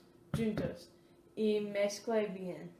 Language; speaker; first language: Spanish; non-native, learner; English